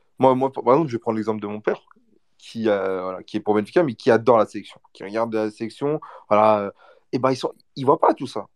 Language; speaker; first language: French; early bilingual, other home language; Portuguese